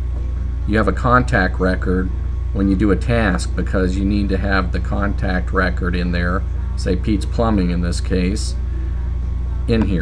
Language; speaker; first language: English; native; English